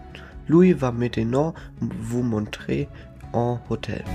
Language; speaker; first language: French; non-native, learner; German